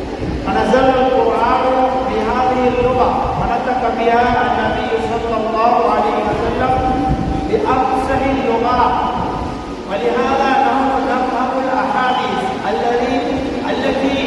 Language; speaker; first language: Arabic; non-native, learner; Tamil